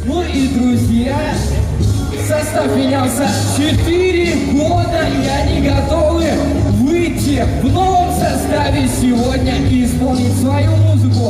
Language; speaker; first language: Russian; native; Russian